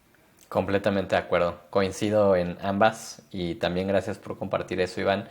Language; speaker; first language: Spanish; native; Spanish